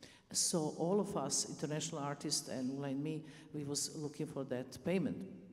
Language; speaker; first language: English; non-native, fluent; Serbian